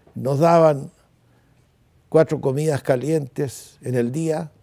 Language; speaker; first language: Spanish; native; Spanish